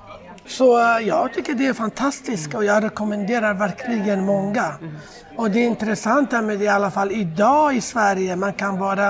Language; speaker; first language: Swedish; non-native, fluent; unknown